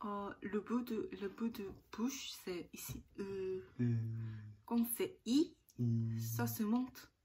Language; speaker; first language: French; non-native, learner; Korean